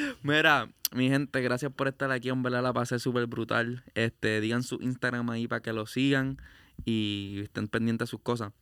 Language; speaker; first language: Spanish; early bilingual, heritage; Spanish